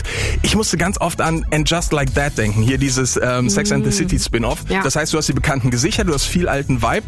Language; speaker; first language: German; native; German